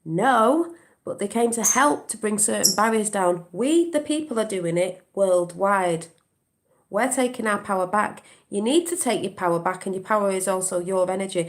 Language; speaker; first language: English; native; English